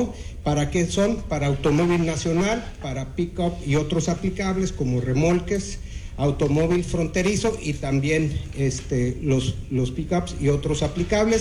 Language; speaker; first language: Spanish; native; Spanish